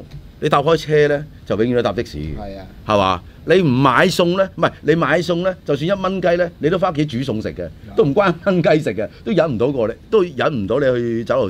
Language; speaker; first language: Cantonese; native; Cantonese